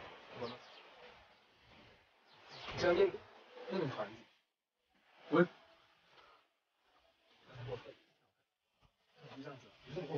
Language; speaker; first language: Chinese; native; Chinese